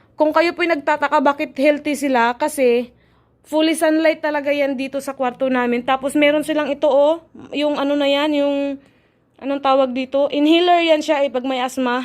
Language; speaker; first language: Filipino; non-native, local second language; Cebuano